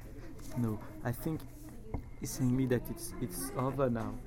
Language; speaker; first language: English; non-native, fluent; French